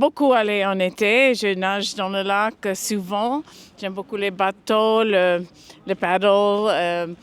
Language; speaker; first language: French; non-native, fluent; English